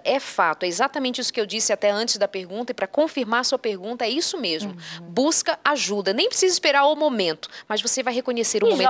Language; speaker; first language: Portuguese; native; Portuguese